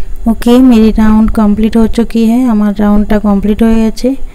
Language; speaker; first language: Hindi; non-native, local second language; Bangla